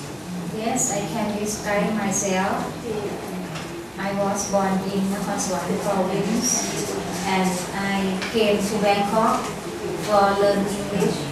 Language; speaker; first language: English; non-native, learner; Thai